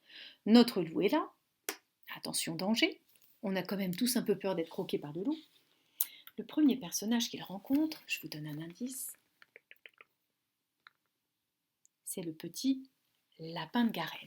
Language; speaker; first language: French; native; French